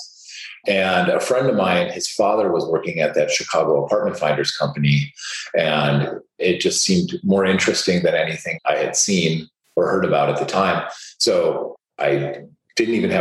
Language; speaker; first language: English; native; English